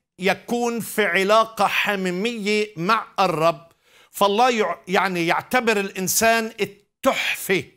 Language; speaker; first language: Arabic; native; Arabic